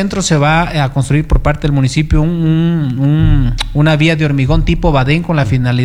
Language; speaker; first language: Spanish; native; Spanish